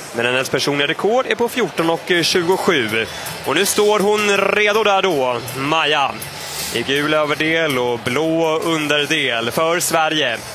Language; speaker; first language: Swedish; native; Swedish